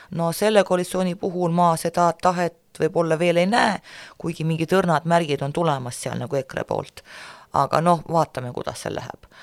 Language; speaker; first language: Estonian; non-native, local second language; Russian